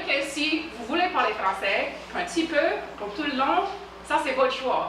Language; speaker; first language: French; non-native, fluent; English